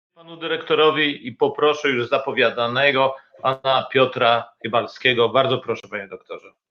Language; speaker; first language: Polish; native; Polish